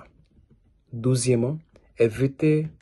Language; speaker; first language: French; non-native, learner; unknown